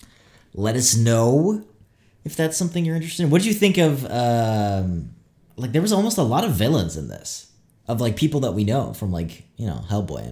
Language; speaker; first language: English; native; English